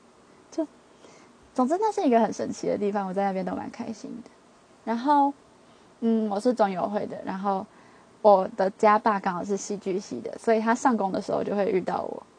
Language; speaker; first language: Chinese; native; Chinese